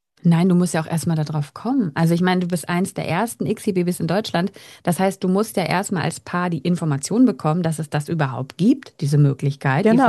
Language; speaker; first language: German; native; German